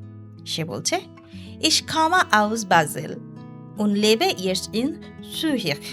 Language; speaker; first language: German; non-native, learner; Bangla